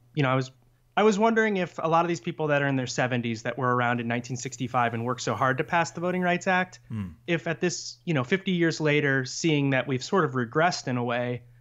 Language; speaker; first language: English; native; English